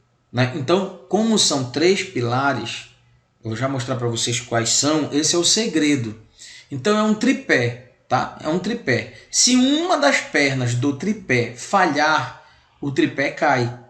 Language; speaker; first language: Portuguese; native; Portuguese